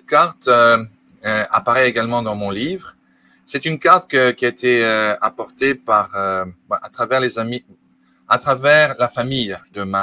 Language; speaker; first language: French; native; French